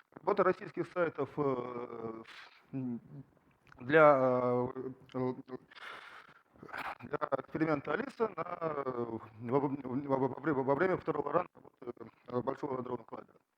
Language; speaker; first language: Russian; native; Russian